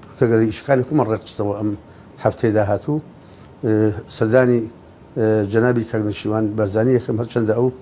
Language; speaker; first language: Central Kurdish; non-native, local second language; Gurani